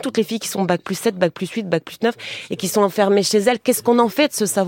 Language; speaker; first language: French; native; French